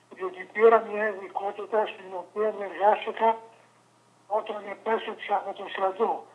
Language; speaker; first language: Greek; early bilingual, other home language; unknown